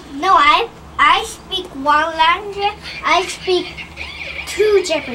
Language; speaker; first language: English; early bilingual, other home language; Japanese